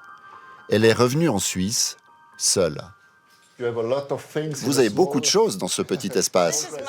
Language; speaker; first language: French; native; French